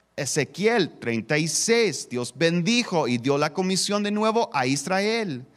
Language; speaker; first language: Spanish; non-native, fluent; English